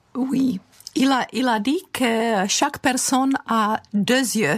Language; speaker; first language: French; non-native, fluent; Czech